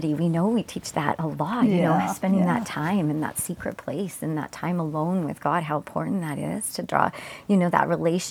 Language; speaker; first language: English; native; English